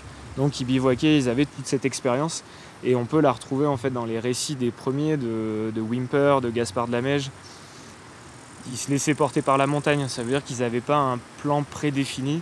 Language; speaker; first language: French; native; French